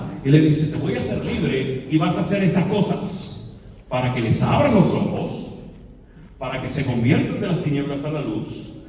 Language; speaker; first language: Spanish; native; Spanish